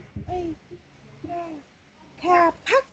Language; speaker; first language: English; non-native, learner; Vietnamese